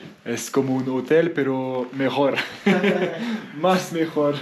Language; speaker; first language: Spanish; non-native, learner; French